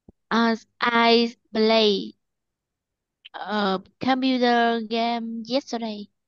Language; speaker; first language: English; non-native, learner; Vietnamese